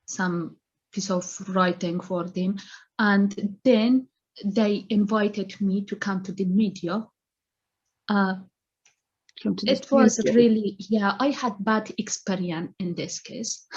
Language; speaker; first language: English; non-native, learner; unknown